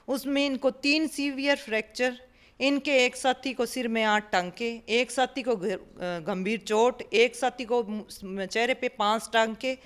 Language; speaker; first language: Hindi; native; Hindi